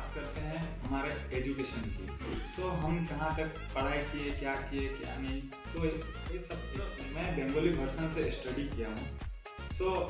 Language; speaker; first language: Hindi; non-native, local second language; Bangla